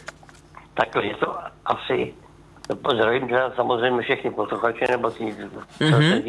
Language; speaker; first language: Czech; native; Czech